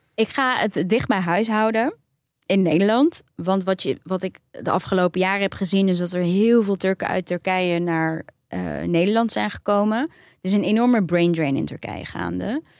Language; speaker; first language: Dutch; early bilingual, other home language; Turkish